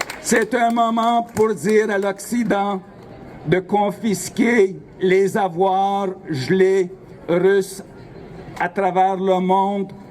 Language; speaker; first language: French; non-native, local second language; Ukrainian